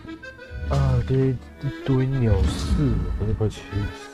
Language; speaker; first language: Chinese; native; Chinese